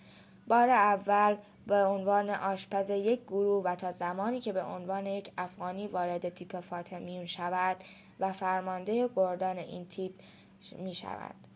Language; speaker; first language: Persian; native; Persian